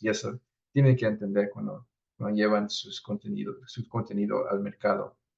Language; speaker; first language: Spanish; early bilingual, heritage; Spanish